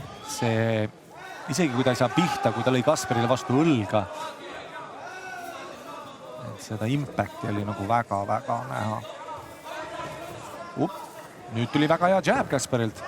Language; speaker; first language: Estonian; native; Estonian